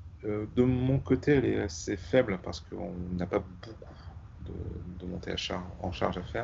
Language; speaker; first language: French; native; French